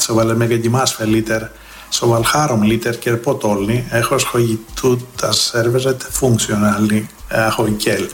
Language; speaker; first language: Hungarian; non-native, fluent; Greek